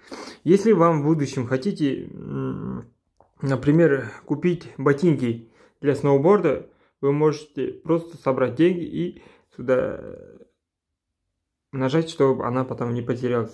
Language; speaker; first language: Russian; non-native, local second language; Kazakh